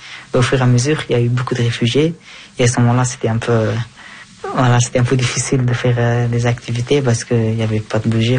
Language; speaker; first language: French; non-native, fluent; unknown